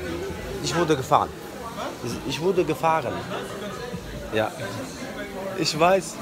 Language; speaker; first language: German; early bilingual, other home language; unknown